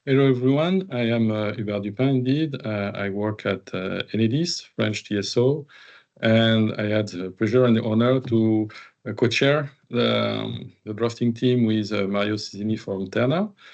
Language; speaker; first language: English; non-native, fluent; French